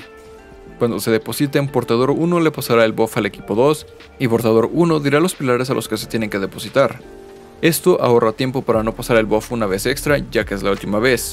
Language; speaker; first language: Spanish; native; Spanish